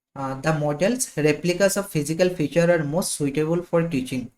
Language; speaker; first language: English; non-native, local second language; Assamese